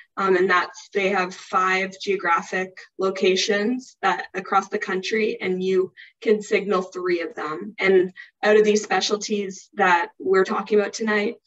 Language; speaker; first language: English; native; English